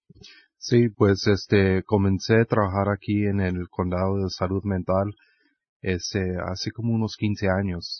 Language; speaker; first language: Spanish; early bilingual, heritage; Spanish